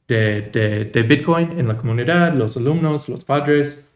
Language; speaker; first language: Spanish; non-native, fluent; English